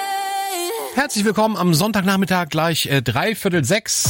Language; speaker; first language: German; native; German